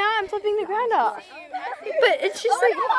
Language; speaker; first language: English; native; English